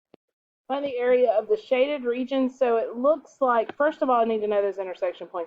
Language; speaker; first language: English; native; English